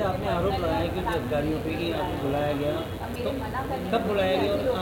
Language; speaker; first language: Hindi; native; Hindi